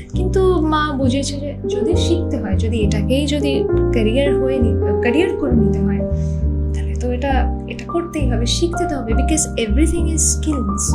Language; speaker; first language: Bangla; early bilingual, heritage; Bangla